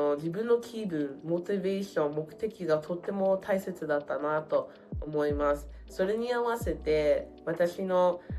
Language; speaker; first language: Japanese; non-native, fluent; English